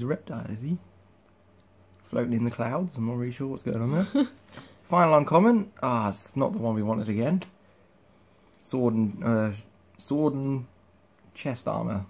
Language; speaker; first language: English; native; English